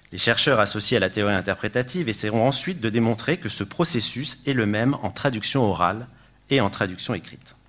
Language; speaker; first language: French; native; French